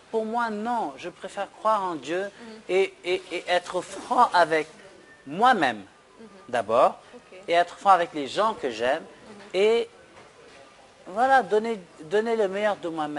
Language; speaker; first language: French; non-native, local second language; Wolof